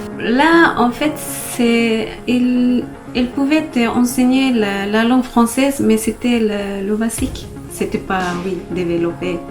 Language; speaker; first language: French; non-native, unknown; Spanish